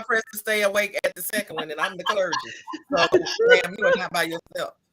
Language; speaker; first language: English; native; English